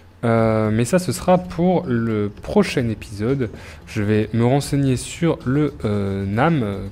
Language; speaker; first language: French; native; French